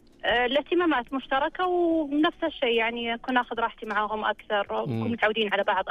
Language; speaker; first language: Arabic; native; Arabic